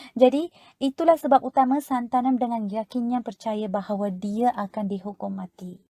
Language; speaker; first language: Malay; non-native, local second language; Tamil